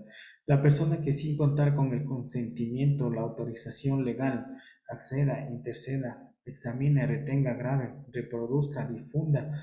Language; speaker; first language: Spanish; native; Spanish